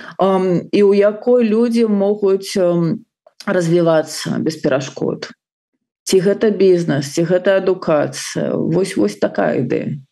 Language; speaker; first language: Belarusian; non-native, local second language; Russian